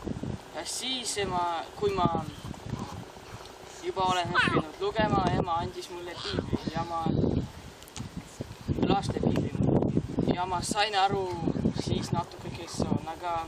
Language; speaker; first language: Estonian; non-native, local second language; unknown